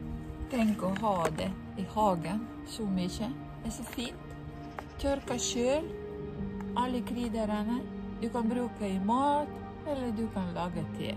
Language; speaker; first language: Norwegian; non-native, fluent; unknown